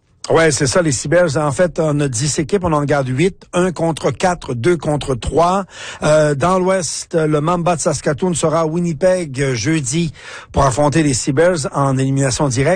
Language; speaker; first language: French; native; French